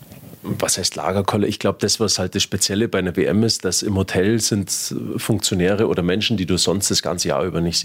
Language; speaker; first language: German; native; German